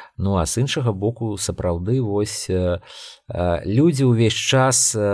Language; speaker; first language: Belarusian; non-native, local second language; Russian